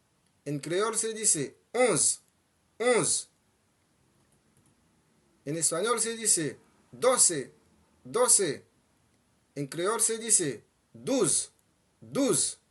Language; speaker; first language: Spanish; non-native, fluent; Haitian Creole